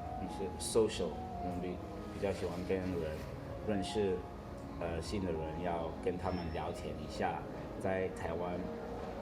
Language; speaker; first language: Chinese; non-native, learner; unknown